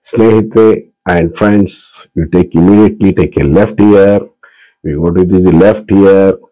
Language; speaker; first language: English; non-native, local second language; Kannada